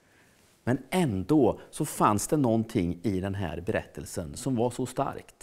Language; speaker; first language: Swedish; native; Swedish